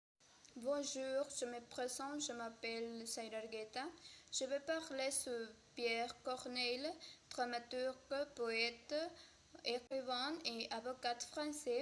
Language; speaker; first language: French; non-native, learner; Spanish